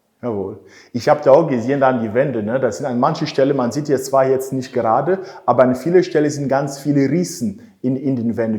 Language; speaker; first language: German; non-native, fluent; French